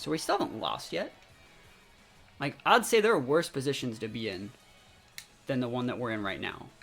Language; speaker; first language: English; native; English